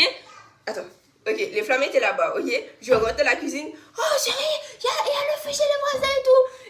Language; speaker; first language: French; native; French